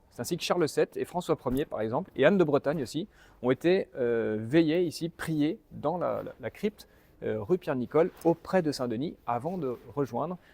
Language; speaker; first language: French; native; French